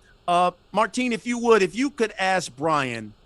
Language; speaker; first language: English; native; English